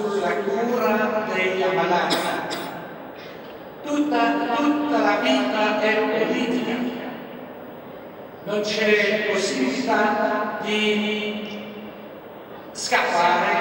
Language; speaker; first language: Italian; non-native, fluent; French